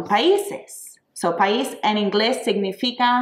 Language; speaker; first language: Spanish; non-native, fluent; English